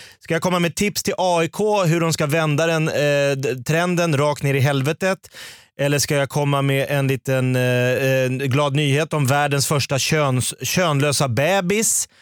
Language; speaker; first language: Swedish; native; Swedish